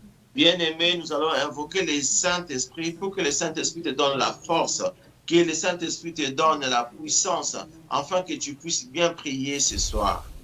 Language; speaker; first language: French; non-native, local second language; Lingala